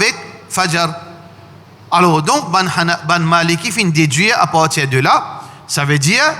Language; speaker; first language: French; non-native, learner; Morisyen